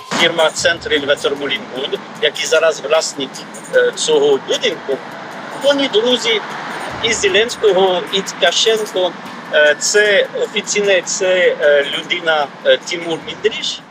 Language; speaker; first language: Ukrainian; non-native, learner; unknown